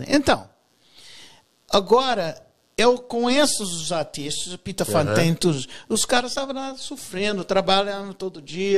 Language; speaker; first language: Portuguese; non-native, learner; English